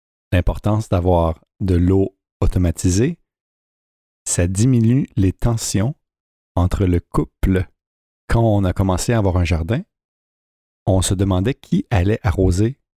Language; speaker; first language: French; native; French